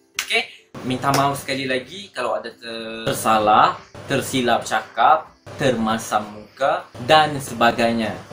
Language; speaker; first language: Malay; native; Malay